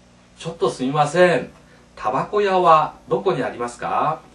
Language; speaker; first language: Japanese; non-native, fluent; Korean